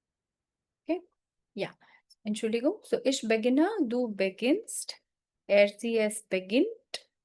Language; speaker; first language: German; non-native, fluent; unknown